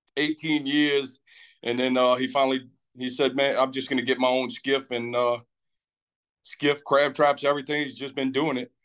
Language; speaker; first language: English; native; English